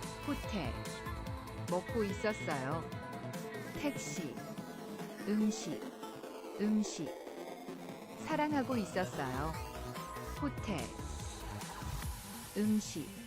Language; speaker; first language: Korean; non-native, learner; English